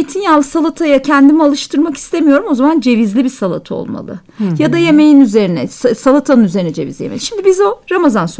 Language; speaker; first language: Turkish; native; Turkish